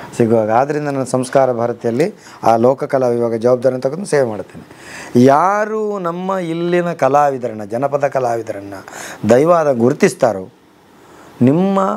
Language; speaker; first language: Kannada; non-native, local second language; Tulu